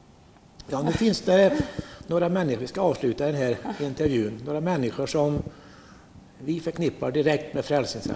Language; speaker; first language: Swedish; native; Swedish